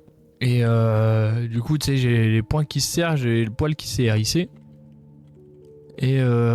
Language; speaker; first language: French; native; French